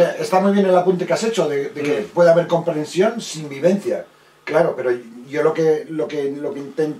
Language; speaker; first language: Spanish; native; Spanish